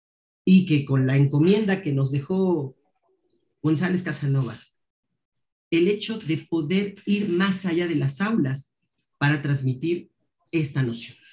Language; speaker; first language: Spanish; native; Spanish